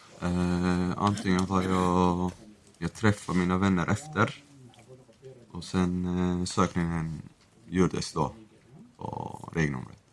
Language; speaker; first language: Swedish; non-native, fluent; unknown